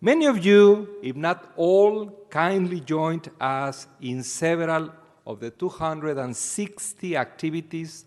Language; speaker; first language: English; non-native, fluent; Spanish